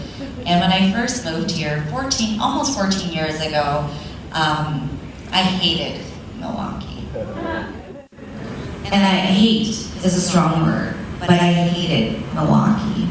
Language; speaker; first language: English; early bilingual, other home language; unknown